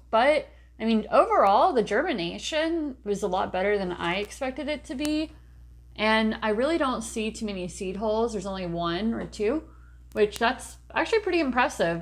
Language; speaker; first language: English; native; English